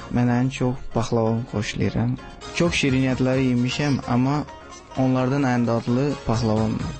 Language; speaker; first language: Azerbaijani; non-native, fluent; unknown